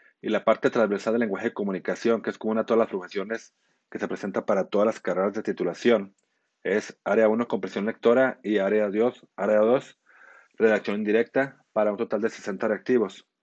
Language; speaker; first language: Spanish; native; Spanish